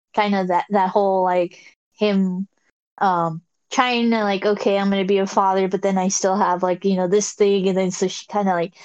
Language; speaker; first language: English; native; English